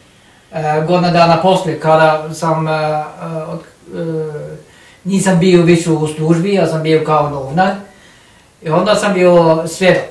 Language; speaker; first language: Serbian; non-native, learner; Norwegian